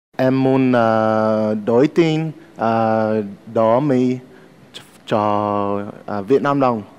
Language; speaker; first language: Vietnamese; non-native, learner; English